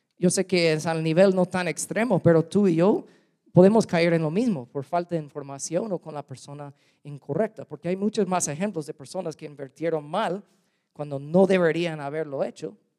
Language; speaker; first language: Spanish; non-native, fluent; English